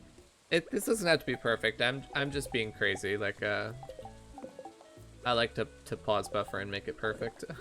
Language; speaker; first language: English; native; English